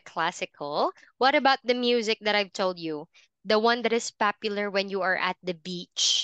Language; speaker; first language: English; non-native, fluent; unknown